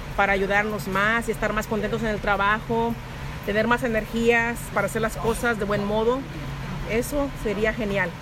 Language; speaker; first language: Spanish; native; Spanish